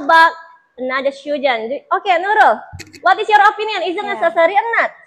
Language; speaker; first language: English; non-native, fluent; Indonesian